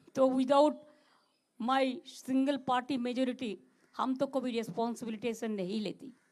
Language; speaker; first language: Hindi; non-native, local second language; Bangla